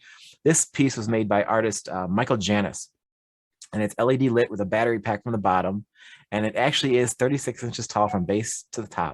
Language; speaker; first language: English; native; English